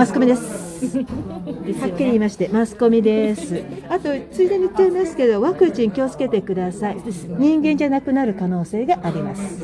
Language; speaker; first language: Japanese; native; Japanese